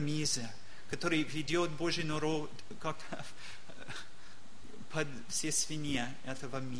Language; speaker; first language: Russian; non-native, learner; English